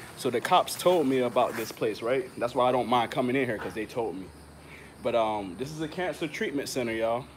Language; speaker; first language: English; native; English